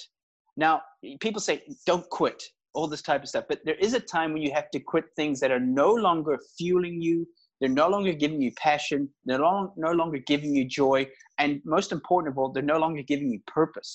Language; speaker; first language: English; native; English